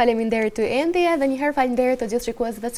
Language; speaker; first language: Albanian; native; Albanian